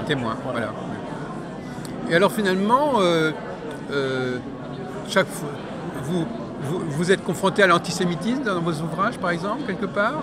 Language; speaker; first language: French; native; French